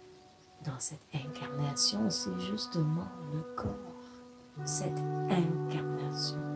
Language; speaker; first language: French; non-native, fluent; English